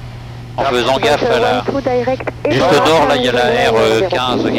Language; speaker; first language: French; native; French